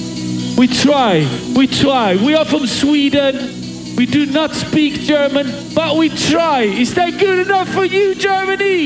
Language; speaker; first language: English; non-native, fluent; Swedish